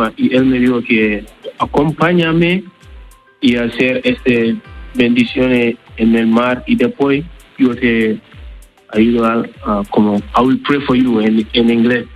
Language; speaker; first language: Spanish; non-native, learner; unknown